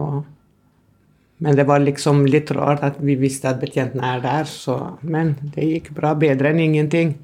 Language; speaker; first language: Norwegian; non-native, fluent; Albanian